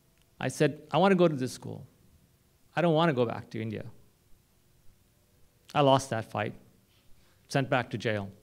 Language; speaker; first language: English; non-native, local second language; Hindi